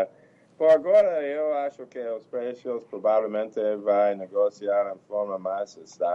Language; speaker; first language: Portuguese; non-native, fluent; English